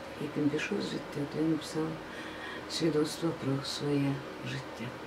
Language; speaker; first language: Ukrainian; non-native, local second language; Russian